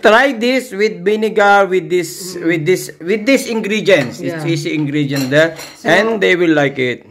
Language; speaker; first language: English; non-native, local second language; Filipino